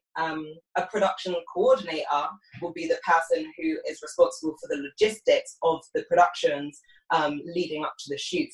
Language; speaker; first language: English; native; English